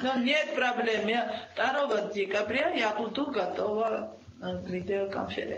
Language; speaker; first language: Russian; non-native, fluent; Georgian